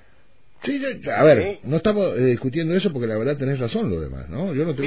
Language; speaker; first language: Spanish; native; Spanish